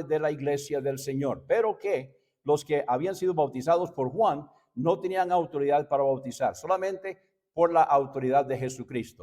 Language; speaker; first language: Spanish; native; Spanish